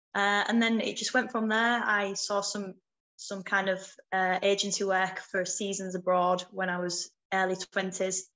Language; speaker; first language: English; native; English